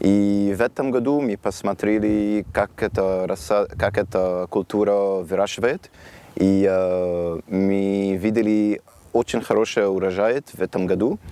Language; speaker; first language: Russian; non-native, learner; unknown